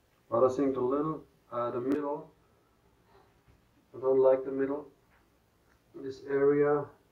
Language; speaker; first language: English; non-native, learner; German